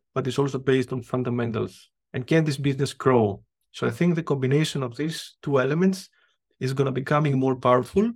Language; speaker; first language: English; non-native, fluent; Greek